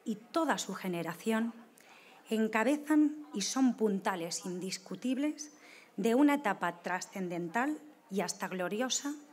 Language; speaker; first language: Spanish; native; Spanish